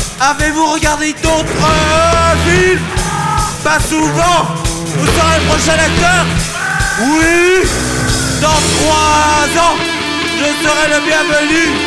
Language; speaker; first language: French; native; French